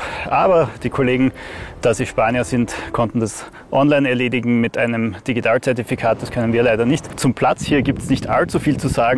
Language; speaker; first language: German; native; German